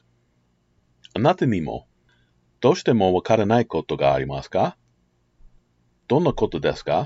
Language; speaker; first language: Japanese; non-native, learner; English